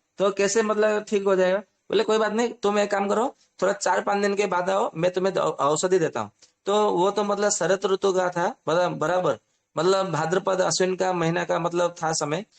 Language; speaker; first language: Hindi; non-native, local second language; Odia